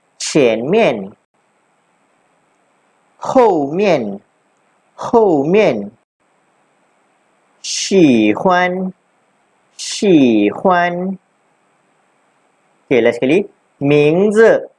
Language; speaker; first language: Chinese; non-native, local second language; Malay